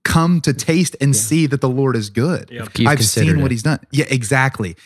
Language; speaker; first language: English; native; English